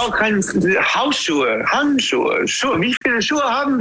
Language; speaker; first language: German; non-native, learner; English